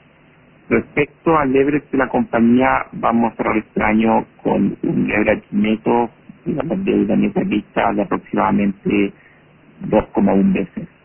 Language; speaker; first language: Spanish; native; Spanish